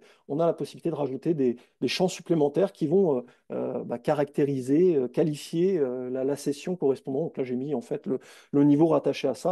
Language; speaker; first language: French; native; French